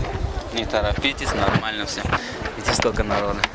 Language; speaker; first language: Russian; non-native, local second language; Tajik